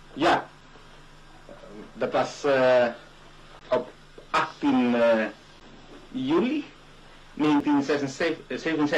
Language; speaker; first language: Dutch; non-native, local second language; Malay